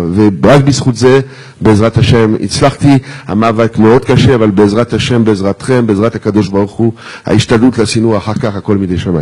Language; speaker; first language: Hebrew; non-native, fluent; French